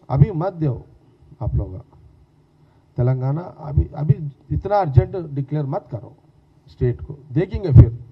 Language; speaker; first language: Hindi; non-native, local second language; Telugu